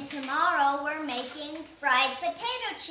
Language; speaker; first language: English; native; English